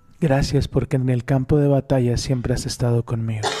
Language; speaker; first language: Spanish; native; Spanish